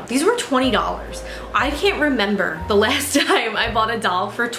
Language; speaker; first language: English; native; English